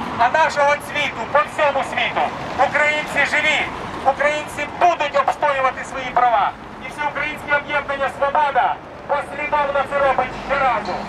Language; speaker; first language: Ukrainian; native; Ukrainian